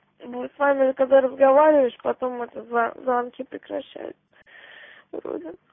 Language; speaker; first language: Russian; native; Russian